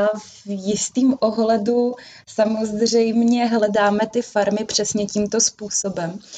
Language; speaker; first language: Czech; native; Czech